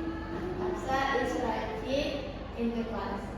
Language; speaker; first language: English; non-native, learner; Indonesian